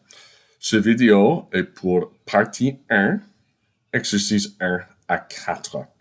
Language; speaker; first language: French; non-native, fluent; English